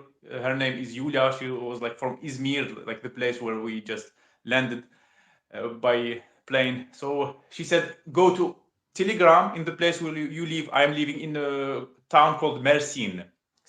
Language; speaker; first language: English; non-native, learner; Russian